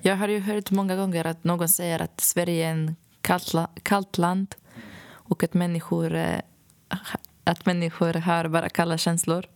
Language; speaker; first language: Swedish; non-native, fluent; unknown